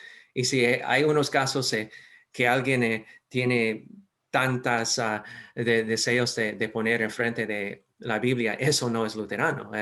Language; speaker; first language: Spanish; non-native, fluent; English